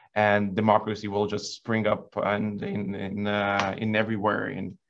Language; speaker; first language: English; non-native, fluent; Lithuanian